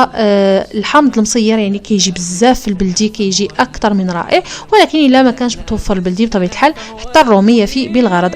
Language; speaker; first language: Arabic; native; Arabic